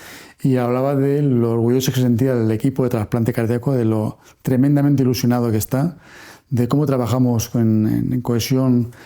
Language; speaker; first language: Spanish; native; Spanish